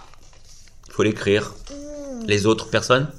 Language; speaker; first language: French; native; French